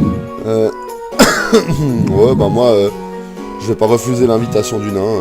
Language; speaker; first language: French; native; French